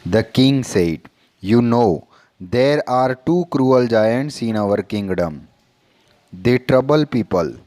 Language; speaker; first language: English; non-native, local second language; Gujarati